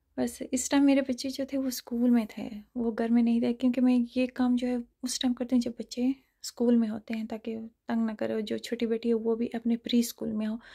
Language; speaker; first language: Urdu; non-native, fluent; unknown